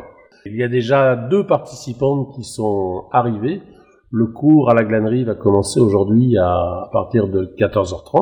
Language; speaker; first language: French; native; French